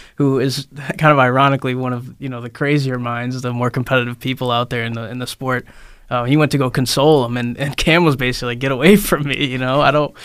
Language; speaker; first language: English; native; English